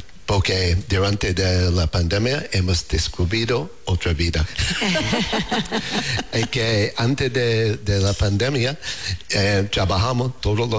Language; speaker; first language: Spanish; non-native, learner; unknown